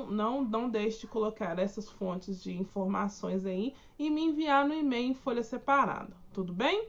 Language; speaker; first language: Portuguese; native; Portuguese